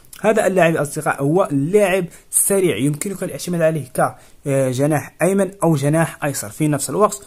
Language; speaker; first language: Arabic; native; Arabic